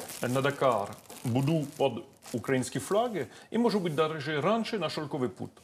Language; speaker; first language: Russian; non-native, learner; French